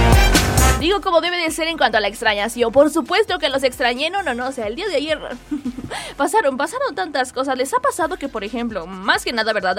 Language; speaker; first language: Spanish; native; Spanish